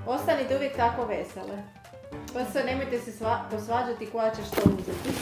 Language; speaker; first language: Croatian; native; Croatian